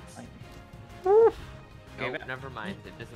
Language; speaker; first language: English; native; English